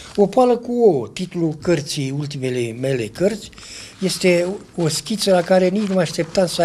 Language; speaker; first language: Romanian; native; Romanian